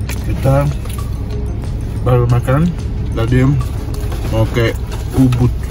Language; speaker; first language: Indonesian; non-native, learner; English